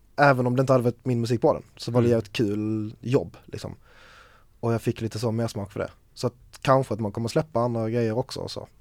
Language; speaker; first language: Swedish; native; Swedish